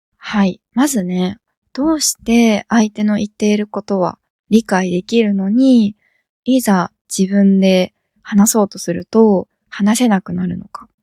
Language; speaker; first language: Japanese; native; Japanese